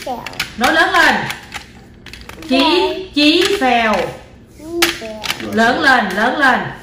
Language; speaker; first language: Vietnamese; native; Vietnamese